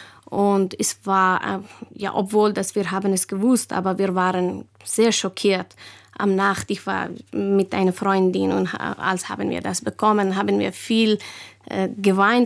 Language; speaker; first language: German; non-native, learner; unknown